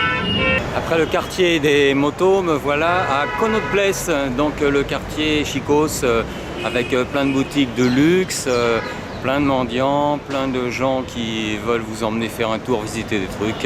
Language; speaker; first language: French; native; French